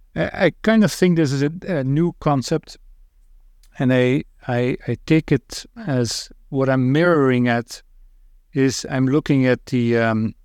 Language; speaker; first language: English; non-native, fluent; Dutch